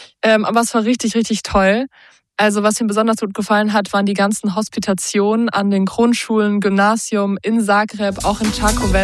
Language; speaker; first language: German; native; German